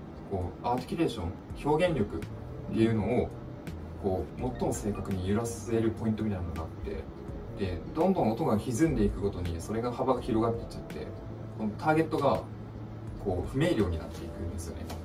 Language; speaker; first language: Japanese; native; Japanese